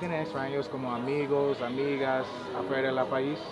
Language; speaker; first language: Spanish; non-native, learner; English